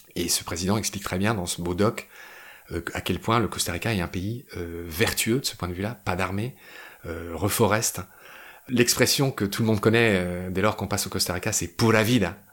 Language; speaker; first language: French; native; French